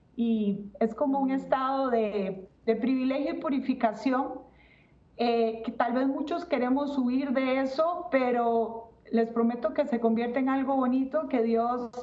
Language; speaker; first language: Spanish; native; Spanish